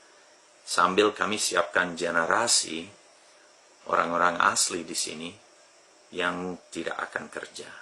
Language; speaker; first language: Indonesian; non-native, fluent; English